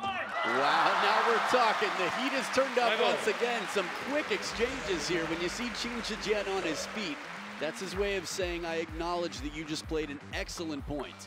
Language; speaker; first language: English; native; English